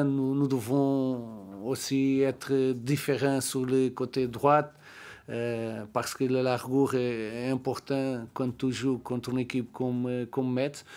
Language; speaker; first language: French; non-native, learner; Portuguese